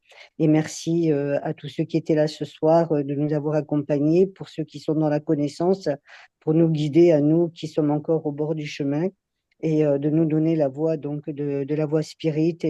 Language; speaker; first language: French; native; French